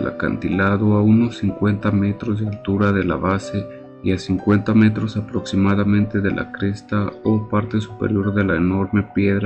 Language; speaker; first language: Spanish; native; Spanish